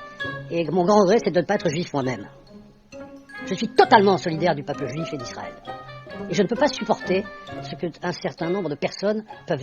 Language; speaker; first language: French; native; French